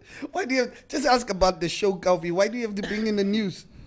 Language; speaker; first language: English; non-native, local second language; Afrikaans